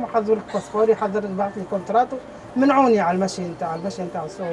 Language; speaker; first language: Arabic; native; Arabic